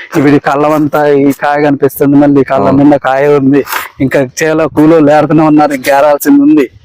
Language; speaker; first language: Telugu; native; Telugu